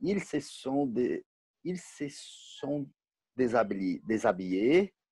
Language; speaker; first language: French; non-native, learner; Portuguese